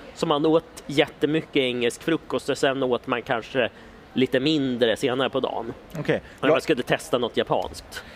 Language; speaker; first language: Swedish; native; Swedish